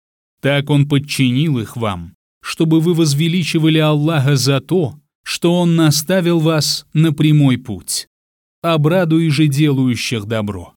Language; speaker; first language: Russian; native; Russian